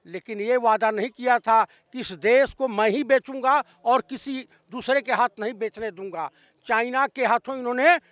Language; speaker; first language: Hindi; native; Hindi